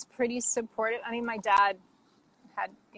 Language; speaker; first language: English; native; English